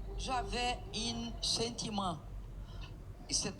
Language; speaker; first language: French; non-native, learner; Portuguese